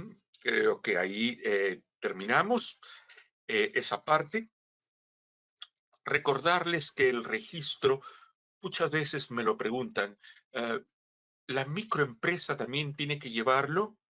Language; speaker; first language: Spanish; native; Spanish